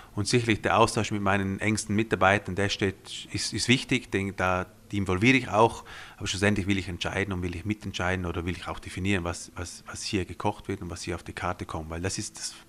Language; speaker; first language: German; non-native, fluent; Romansh